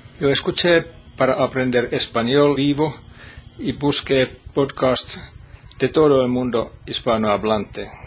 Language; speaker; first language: Spanish; non-native, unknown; Finnish